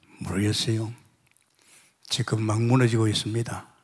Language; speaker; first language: Korean; native; Korean